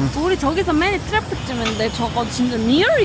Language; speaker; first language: Korean; non-native, learner; Mongolian